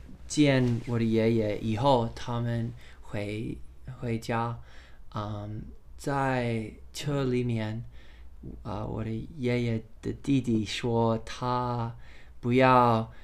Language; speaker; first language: Chinese; non-native, learner; English